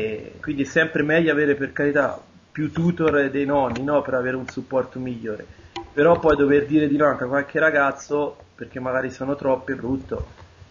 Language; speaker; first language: Italian; native; Italian